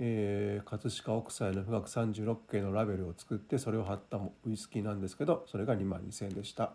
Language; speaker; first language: Japanese; native; Japanese